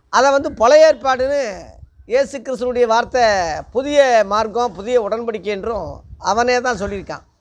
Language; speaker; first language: Tamil; non-native, local second language; Telugu